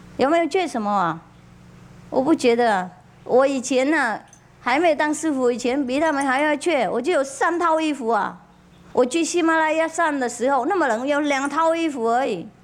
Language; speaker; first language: Chinese; non-native, fluent; Vietnamese